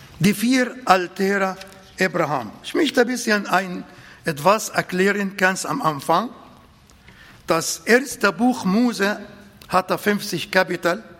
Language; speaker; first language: German; non-native, fluent; Arabic